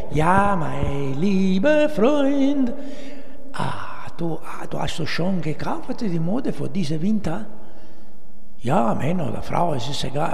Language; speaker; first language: German; non-native, learner; Italian